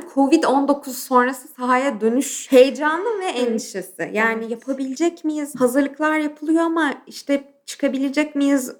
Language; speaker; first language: Turkish; native; Turkish